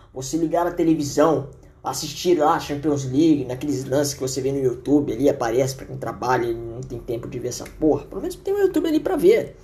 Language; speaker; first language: Portuguese; native; Portuguese